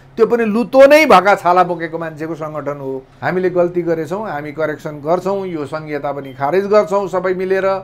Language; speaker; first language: Nepali; native; Nepali